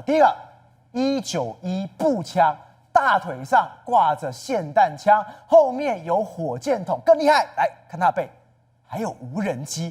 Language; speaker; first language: Chinese; native; Chinese